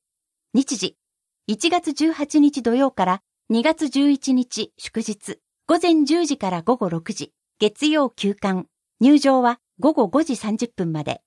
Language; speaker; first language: Japanese; native; Japanese